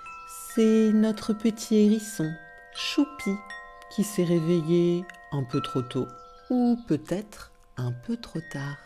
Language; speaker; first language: French; native; French